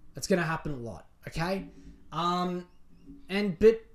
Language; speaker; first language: English; native; English